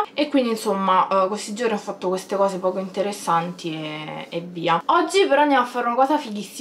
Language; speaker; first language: Italian; native; Italian